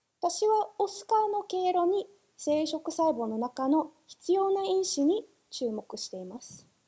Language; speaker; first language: Japanese; non-native, fluent; English